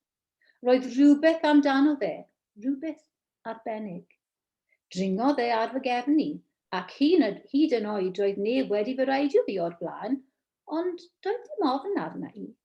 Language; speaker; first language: Welsh; non-native, local second language; English